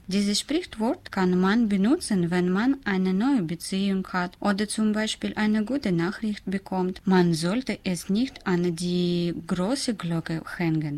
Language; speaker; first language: German; non-native, learner; Russian